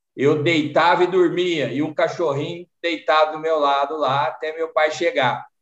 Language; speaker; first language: Portuguese; native; Portuguese